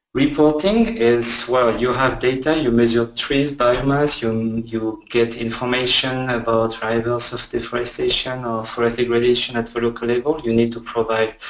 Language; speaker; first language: English; non-native, fluent; French